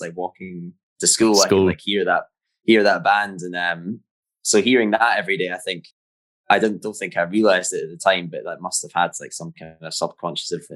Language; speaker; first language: English; native; English